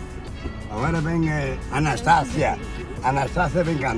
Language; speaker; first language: Spanish; non-native, learner; Portuguese